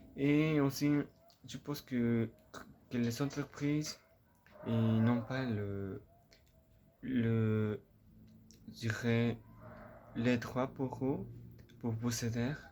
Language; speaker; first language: French; non-native, learner; Spanish